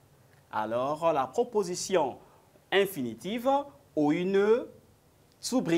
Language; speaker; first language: German; non-native, learner; French